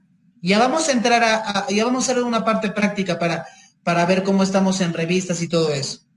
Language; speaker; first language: Spanish; native; Spanish